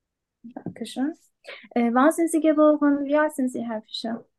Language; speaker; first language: German; non-native, learner; Turkish